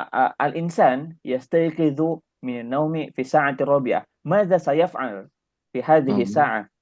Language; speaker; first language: Arabic; non-native, fluent; Indonesian